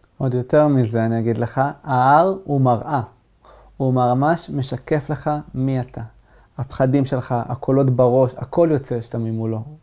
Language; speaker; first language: Hebrew; native; Hebrew